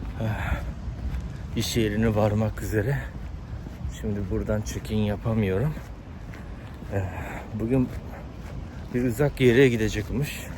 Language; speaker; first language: Turkish; non-native, fluent; Japanese